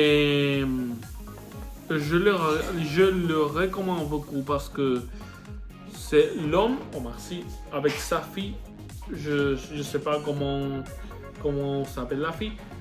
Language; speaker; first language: French; non-native, learner; Spanish